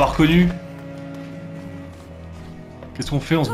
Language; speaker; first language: French; native; French